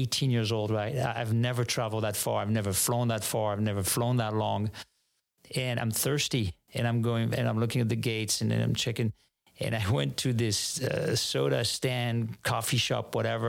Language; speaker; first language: English; non-native, fluent; French